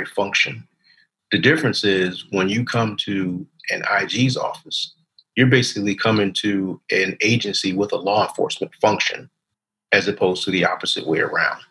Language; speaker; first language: English; native; English